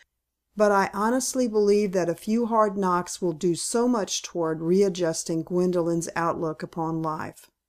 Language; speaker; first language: English; native; English